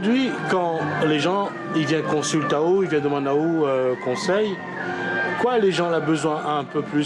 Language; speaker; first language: French; native; French